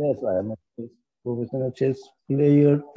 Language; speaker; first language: English; non-native, learner; Turkish